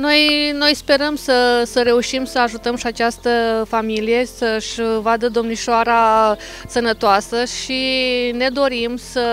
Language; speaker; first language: Romanian; native; Romanian